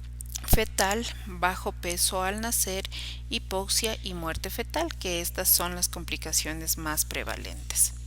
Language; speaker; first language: Spanish; native; Spanish